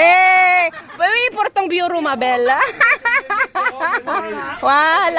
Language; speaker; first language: French; non-native, learner; Iloko